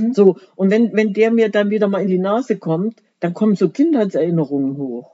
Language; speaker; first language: German; native; German